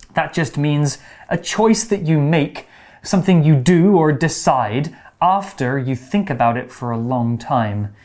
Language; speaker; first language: English; native; English